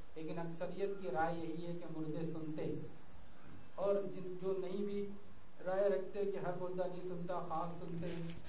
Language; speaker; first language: Urdu; native; Urdu